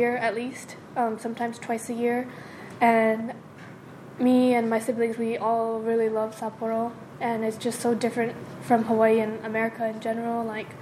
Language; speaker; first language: English; early bilingual, other home language; Japanese